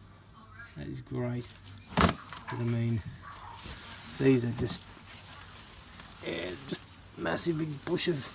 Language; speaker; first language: English; native; English